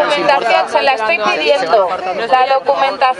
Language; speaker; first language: Spanish; native; Spanish